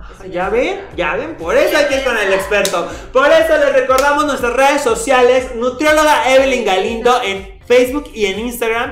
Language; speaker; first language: Spanish; native; Spanish